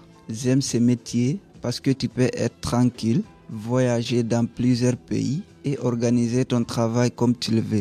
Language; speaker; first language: French; early bilingual, other home language; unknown